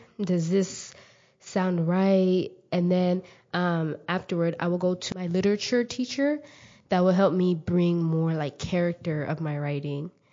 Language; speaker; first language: English; early bilingual, other home language; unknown